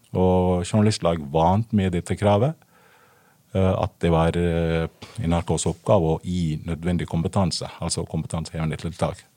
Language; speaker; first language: Norwegian; non-native, fluent; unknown